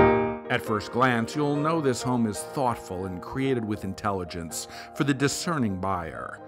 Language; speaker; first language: English; native; English